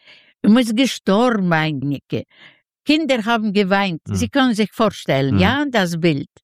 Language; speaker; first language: German; non-native, fluent; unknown